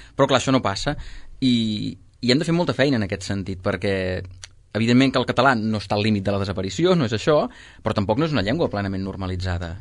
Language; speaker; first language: Catalan; native; Catalan